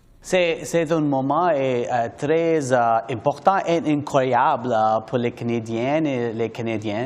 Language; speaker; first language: French; non-native, learner; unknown